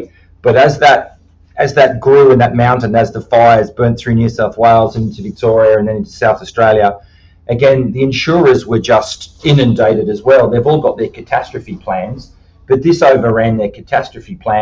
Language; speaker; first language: English; native; English